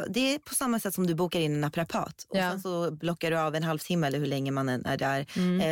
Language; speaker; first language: Swedish; early bilingual, other home language; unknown